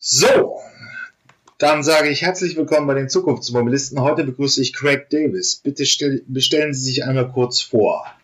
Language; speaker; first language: German; native; German